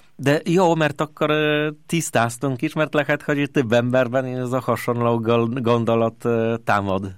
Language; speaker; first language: Hungarian; non-native, fluent; Polish